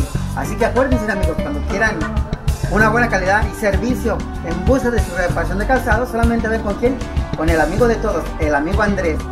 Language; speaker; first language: Spanish; native; Spanish